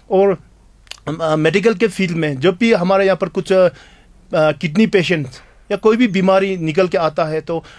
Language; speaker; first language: Hindi; non-native, local second language; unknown